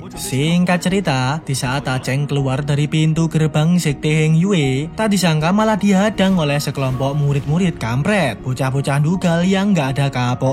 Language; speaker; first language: Indonesian; native; Indonesian